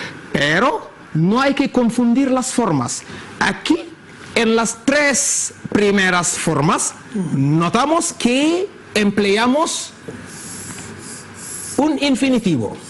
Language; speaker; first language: Spanish; non-native, fluent; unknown